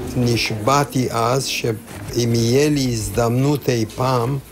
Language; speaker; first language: Hebrew; non-native, fluent; Romanian